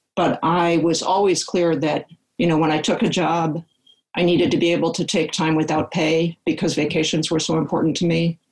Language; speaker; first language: English; native; English